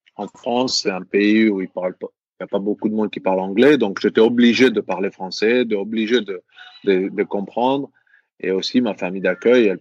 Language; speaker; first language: French; non-native, fluent; Greek